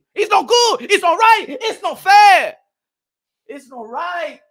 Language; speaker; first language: English; native; English